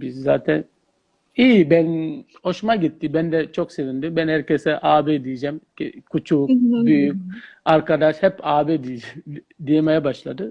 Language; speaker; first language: Turkish; non-native, learner; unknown